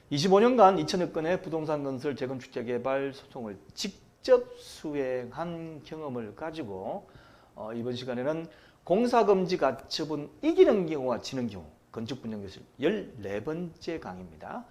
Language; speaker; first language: Korean; native; Korean